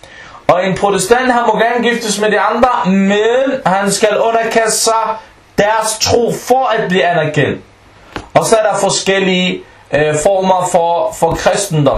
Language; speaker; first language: Danish; non-native, fluent; Arabic